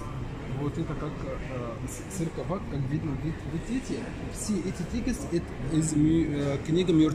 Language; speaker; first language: Russian; non-native, learner; Arabic